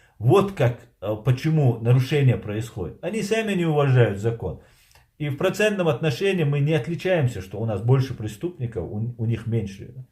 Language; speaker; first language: Russian; non-native, local second language; Chechen